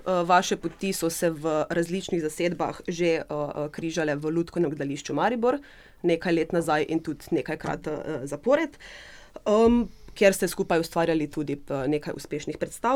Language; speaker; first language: Slovenian; native; Slovenian